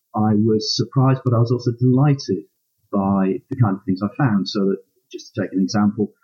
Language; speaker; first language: English; native; English